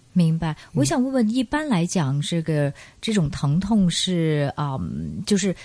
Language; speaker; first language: Chinese; non-native, local second language; Cantonese